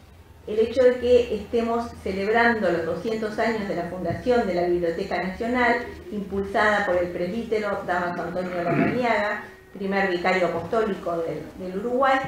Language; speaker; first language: Spanish; native; Spanish